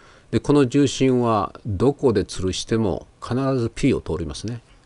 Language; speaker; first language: Japanese; native; Japanese